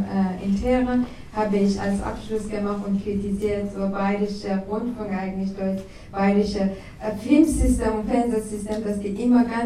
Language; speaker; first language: German; non-native, learner; Persian